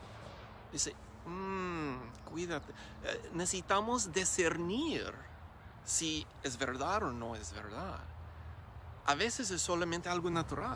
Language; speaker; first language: Spanish; non-native, learner; English